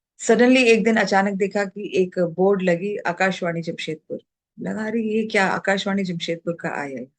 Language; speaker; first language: Hindi; native; Hindi